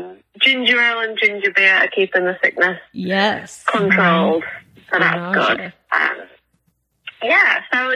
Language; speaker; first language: English; native; English